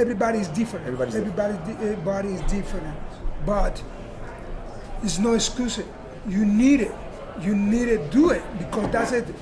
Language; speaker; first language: English; non-native, learner; Spanish